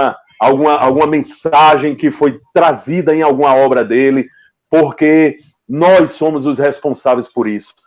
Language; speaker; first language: Portuguese; native; Portuguese